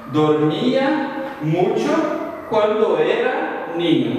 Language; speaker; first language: Spanish; non-native, fluent; Portuguese